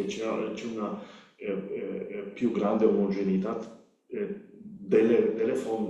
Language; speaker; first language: Italian; non-native, learner; Spanish